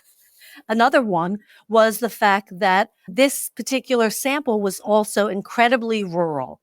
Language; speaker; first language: English; native; English